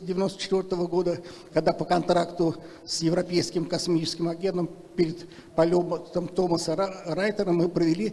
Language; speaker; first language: Russian; native; Russian